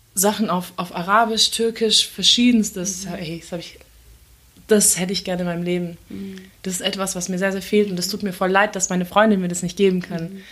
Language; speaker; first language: German; early bilingual, other home language; Turkish